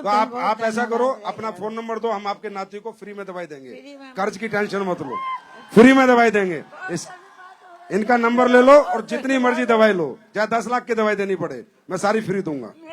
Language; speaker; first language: Hindi; native; Hindi